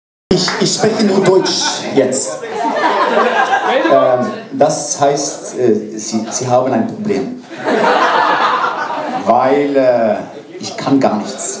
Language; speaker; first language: German; non-native, learner; Norwegian